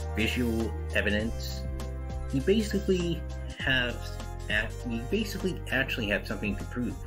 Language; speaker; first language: English; native; English